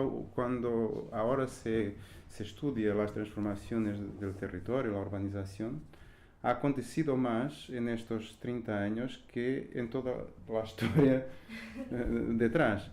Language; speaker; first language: Spanish; non-native, fluent; Portuguese